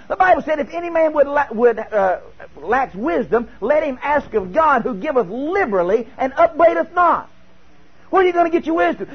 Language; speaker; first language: English; native; English